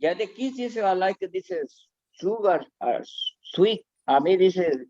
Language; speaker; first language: English; non-native, learner; Spanish